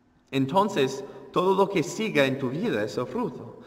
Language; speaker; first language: Spanish; non-native, fluent; English